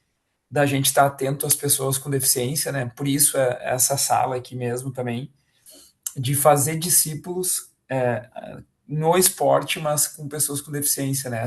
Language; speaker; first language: Portuguese; native; Portuguese